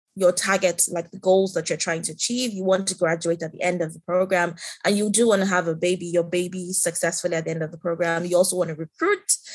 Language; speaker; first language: English; non-native, local second language; Yoruba